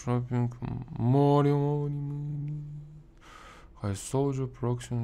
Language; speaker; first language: Russian; native; Russian